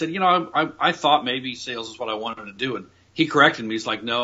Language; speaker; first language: English; native; English